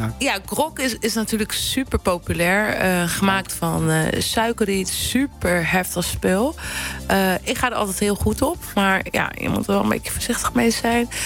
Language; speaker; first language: Dutch; early bilingual, other home language; Kabuverdianu